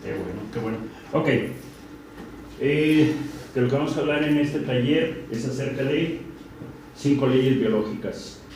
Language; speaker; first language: Spanish; native; Spanish